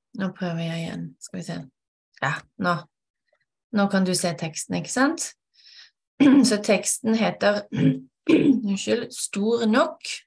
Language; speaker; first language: Norwegian; native; Norwegian